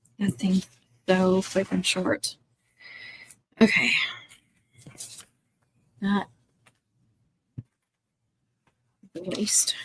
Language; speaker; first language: English; native; English